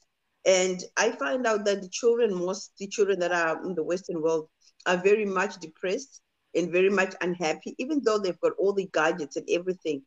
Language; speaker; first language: English; non-native, local second language; Shona